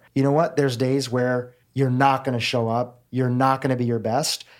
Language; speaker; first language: English; native; English